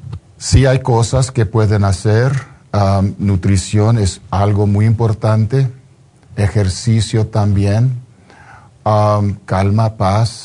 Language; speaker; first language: Spanish; non-native, fluent; English